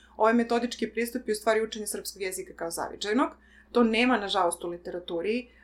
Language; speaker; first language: Serbian; native; Serbian